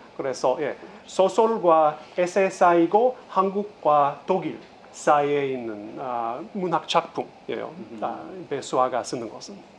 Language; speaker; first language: Korean; non-native, fluent; English